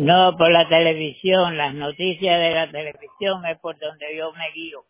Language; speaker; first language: Spanish; native; Spanish